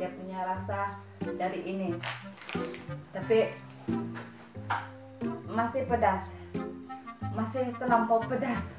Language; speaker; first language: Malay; non-native, local second language; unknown